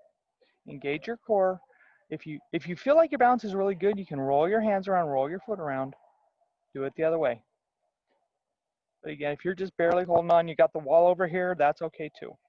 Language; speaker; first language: English; native; English